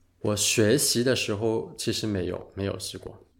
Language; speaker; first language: Chinese; non-native, local second language; Cantonese